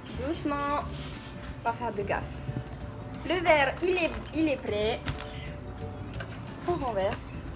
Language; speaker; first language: French; native; French